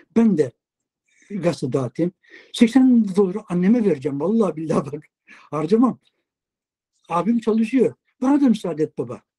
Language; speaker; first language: Turkish; native; Turkish